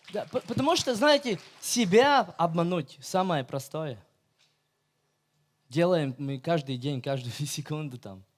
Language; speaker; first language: Russian; non-native, fluent; Latvian